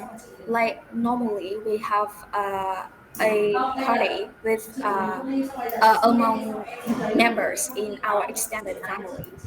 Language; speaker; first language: English; non-native, fluent; Vietnamese